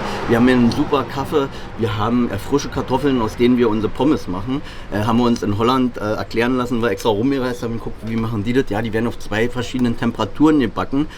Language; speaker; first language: German; native; German